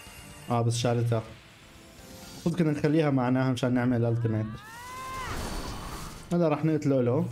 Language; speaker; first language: Arabic; native; Arabic